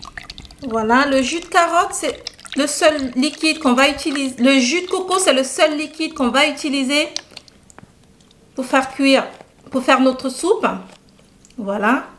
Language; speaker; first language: French; native; French